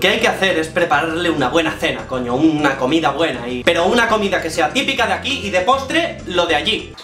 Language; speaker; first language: Spanish; native; Spanish